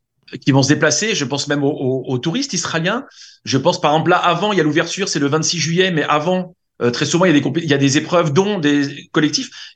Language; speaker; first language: French; native; French